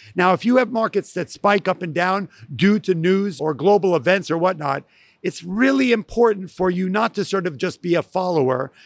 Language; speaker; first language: English; native; English